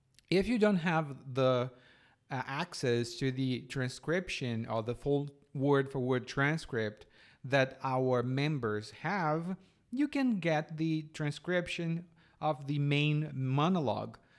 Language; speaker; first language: English; non-native, fluent; Portuguese